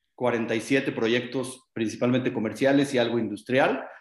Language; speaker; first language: Spanish; native; Spanish